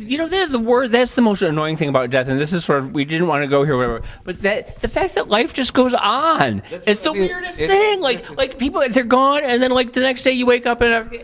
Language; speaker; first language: English; native; English